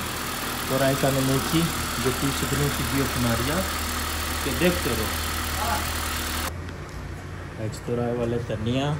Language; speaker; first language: Greek; non-native, learner; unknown